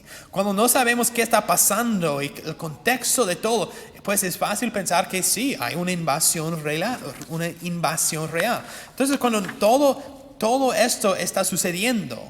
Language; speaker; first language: Spanish; non-native, fluent; English